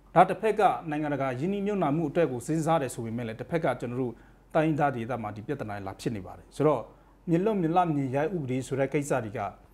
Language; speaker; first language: Burmese; non-native, local second language; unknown